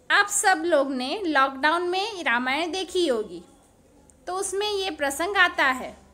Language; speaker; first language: Hindi; non-native, local second language; Gujarati